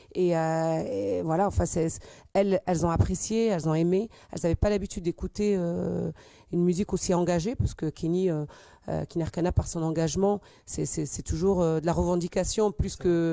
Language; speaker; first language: French; native; French